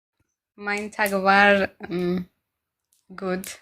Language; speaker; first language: German; non-native, learner; Amharic